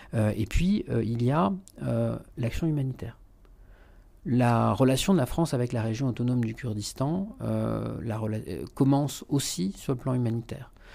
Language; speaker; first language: French; native; French